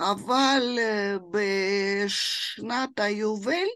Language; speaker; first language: Hebrew; non-native, fluent; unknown